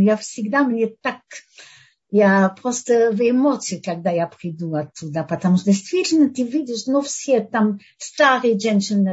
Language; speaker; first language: Russian; early bilingual, heritage; Russian